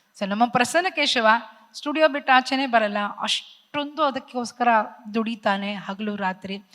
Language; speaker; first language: Kannada; native; Kannada